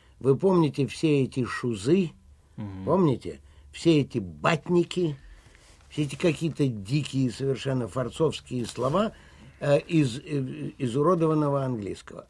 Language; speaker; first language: Russian; native; Russian